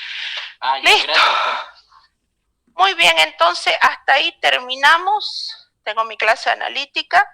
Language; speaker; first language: Spanish; native; Spanish